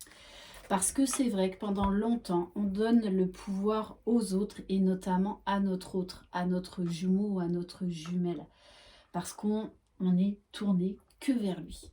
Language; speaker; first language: French; native; French